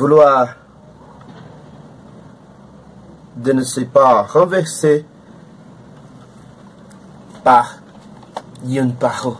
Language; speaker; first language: French; non-native, learner; Portuguese